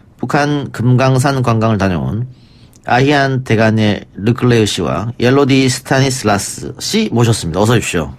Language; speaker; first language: Korean; native; Korean